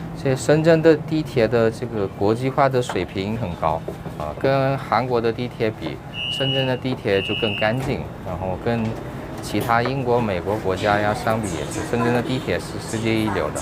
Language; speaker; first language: Chinese; non-native, fluent; Korean